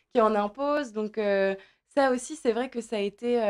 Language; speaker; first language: French; native; French